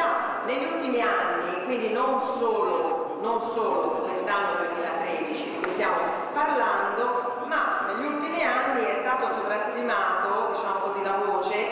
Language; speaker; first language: Italian; native; Italian